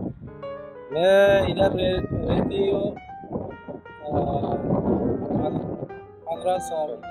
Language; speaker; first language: Hindi; non-native, learner; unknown